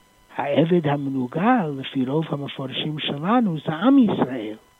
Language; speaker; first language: Hebrew; non-native, fluent; English